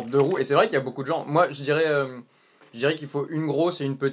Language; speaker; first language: French; native; French